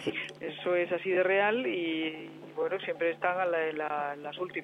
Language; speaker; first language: Spanish; native; Spanish